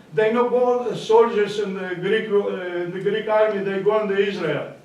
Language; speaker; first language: English; non-native, learner; Greek